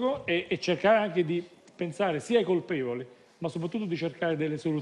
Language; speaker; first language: Italian; native; Italian